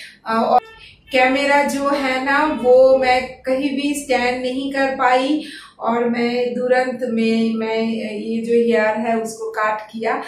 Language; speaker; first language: Hindi; non-native, local second language; Bangla